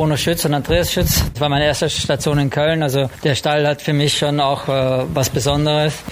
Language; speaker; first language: German; native; German